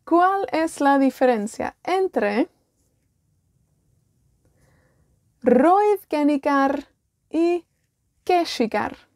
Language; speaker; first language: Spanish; non-native, fluent; Welsh